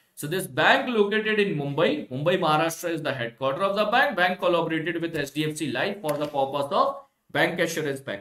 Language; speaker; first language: English; non-native, local second language; Hindi